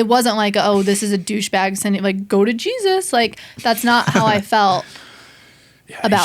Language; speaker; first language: English; native; English